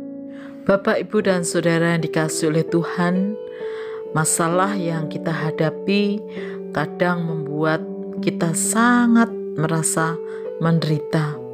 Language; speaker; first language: Indonesian; native; Indonesian